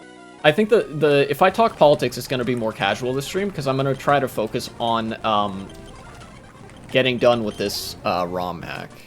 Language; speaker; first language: English; native; English